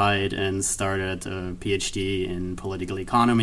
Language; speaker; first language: English; non-native, fluent; German